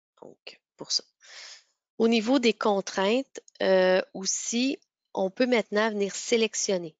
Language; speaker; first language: French; native; French